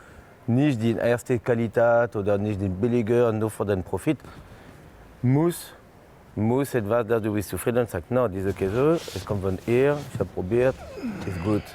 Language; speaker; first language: German; non-native, learner; French